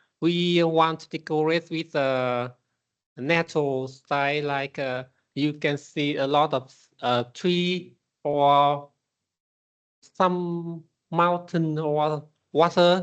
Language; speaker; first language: English; non-native, learner; Vietnamese